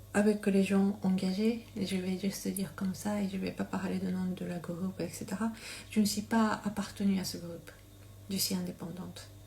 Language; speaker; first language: French; non-native, learner; Japanese